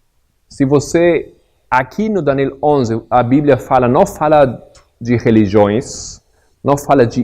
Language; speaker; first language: Portuguese; non-native, fluent; Spanish